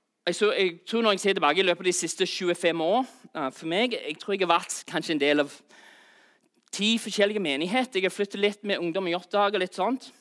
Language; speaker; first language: Norwegian; non-native, fluent; English